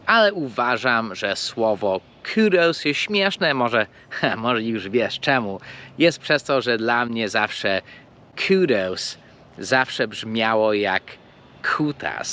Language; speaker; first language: Polish; early bilingual, heritage; English